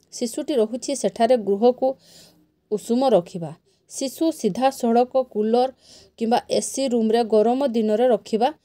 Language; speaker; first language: Odia; non-native, local second language; Santali